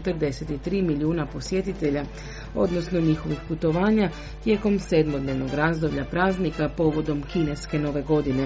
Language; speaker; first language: Croatian; native; Croatian